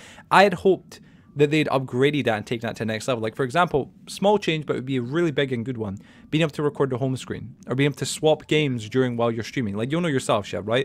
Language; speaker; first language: English; native; English